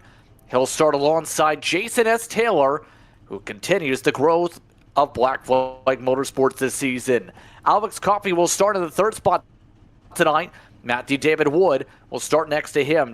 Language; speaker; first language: English; native; English